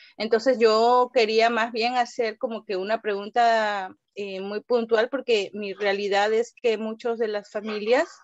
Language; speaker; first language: Spanish; native; Spanish